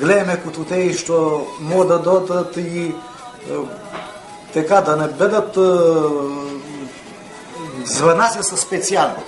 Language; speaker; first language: Bulgarian; early bilingual, heritage; Bulgarian